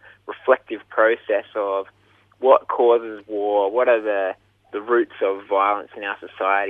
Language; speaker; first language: English; native; English